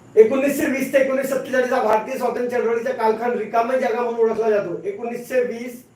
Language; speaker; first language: Marathi; non-native, local second language; Hindi